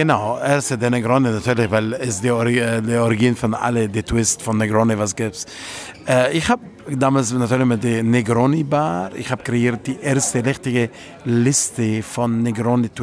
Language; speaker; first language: German; non-native, fluent; Italian